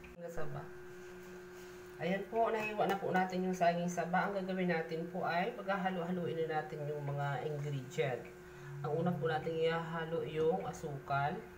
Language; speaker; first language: Filipino; non-native, local second language; Bikol